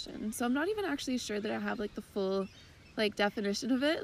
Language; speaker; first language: English; native; English